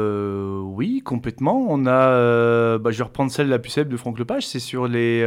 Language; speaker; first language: French; native; French